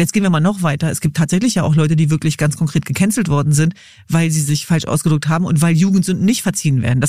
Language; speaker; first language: German; early bilingual, other home language; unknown